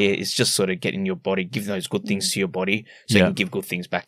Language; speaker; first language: English; native; English